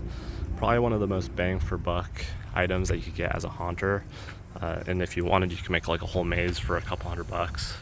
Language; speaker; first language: English; native; English